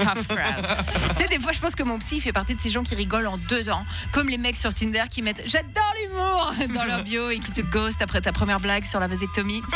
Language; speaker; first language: French; native; French